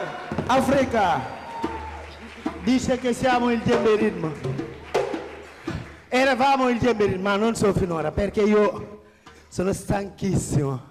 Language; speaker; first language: Italian; non-native, fluent; Wolof